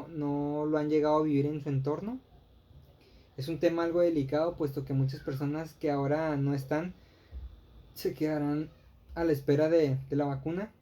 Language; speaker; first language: Spanish; native; Spanish